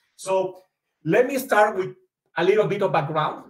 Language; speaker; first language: English; non-native, fluent; Spanish